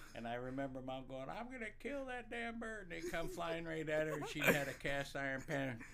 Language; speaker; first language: English; native; English